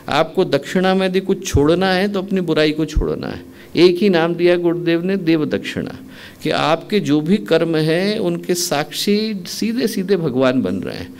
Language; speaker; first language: Hindi; native; Hindi